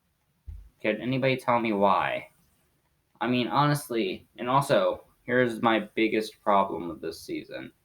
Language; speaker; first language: English; native; English